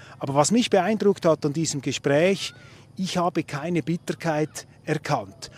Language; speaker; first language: German; native; German